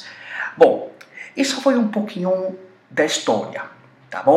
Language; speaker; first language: Portuguese; non-native, fluent; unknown